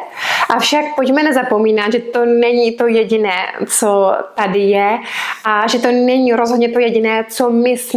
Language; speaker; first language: Czech; native; Czech